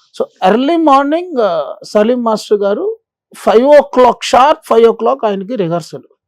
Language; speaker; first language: Telugu; native; Telugu